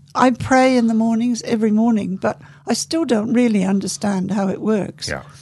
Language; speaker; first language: English; native; English